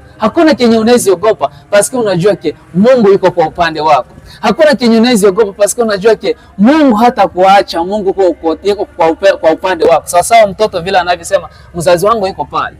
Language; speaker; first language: Swahili; native; Swahili